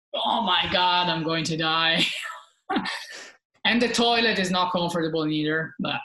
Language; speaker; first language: English; non-native, fluent; Italian